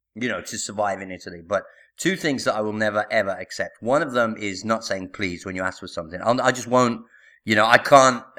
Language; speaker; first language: English; native; English